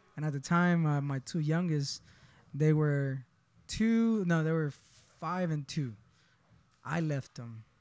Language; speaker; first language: English; early bilingual, other home language; Spanish